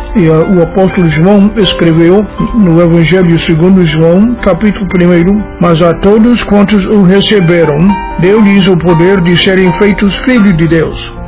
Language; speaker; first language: Portuguese; non-native, fluent; English